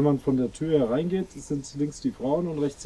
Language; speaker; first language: German; native; German